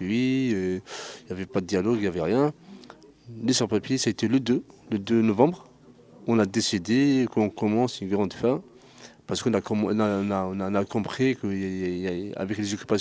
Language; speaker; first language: French; non-native, local second language; Arabic